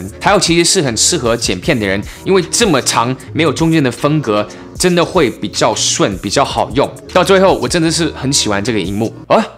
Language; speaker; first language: Chinese; early bilingual, heritage; English